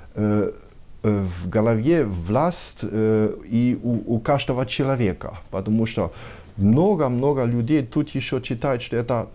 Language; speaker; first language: Russian; non-native, fluent; German